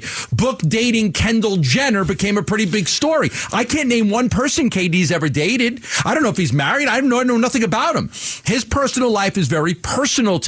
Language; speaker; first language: English; native; English